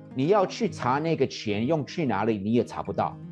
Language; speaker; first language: Chinese; early bilingual, heritage; Chinese